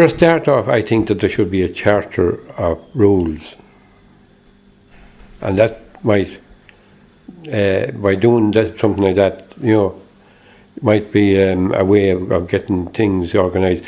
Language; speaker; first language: English; native; English